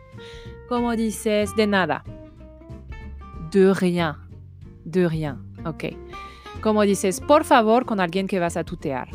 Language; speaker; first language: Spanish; non-native, fluent; French